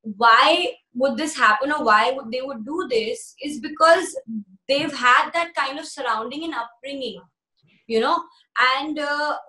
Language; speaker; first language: English; early bilingual, other home language; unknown